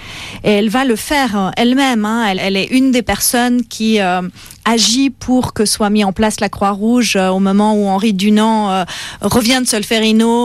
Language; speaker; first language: French; native; French